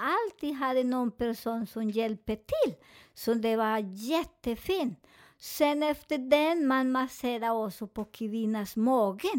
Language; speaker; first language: Swedish; non-native, fluent; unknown